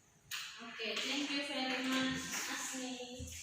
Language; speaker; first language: English; non-native, learner; Indonesian